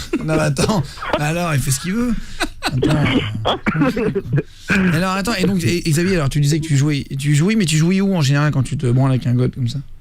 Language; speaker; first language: French; native; French